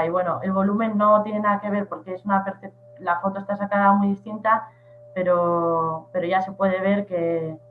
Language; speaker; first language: Spanish; native; Spanish